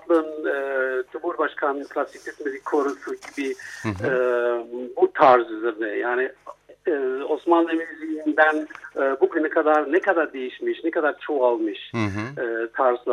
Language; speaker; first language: Turkish; non-native, fluent; German